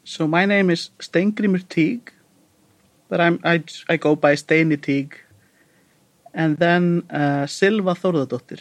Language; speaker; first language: English; non-native, fluent; Icelandic